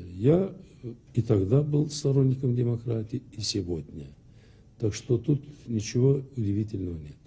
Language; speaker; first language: Russian; non-native, local second language; Azerbaijani